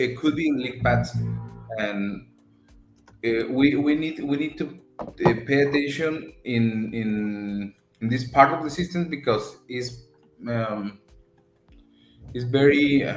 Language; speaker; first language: English; non-native, learner; Spanish